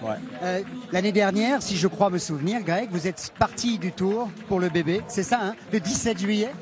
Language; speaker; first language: French; native; French